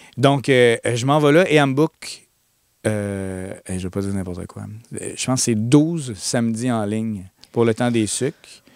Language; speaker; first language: French; native; French